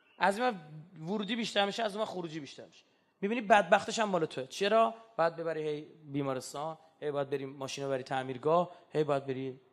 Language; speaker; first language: Persian; native; Persian